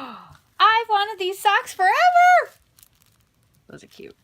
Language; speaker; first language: English; native; English